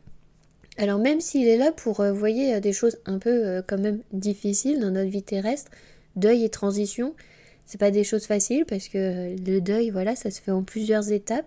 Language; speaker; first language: French; native; French